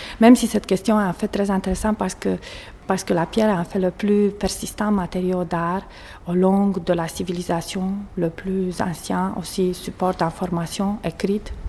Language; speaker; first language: French; non-native, fluent; Portuguese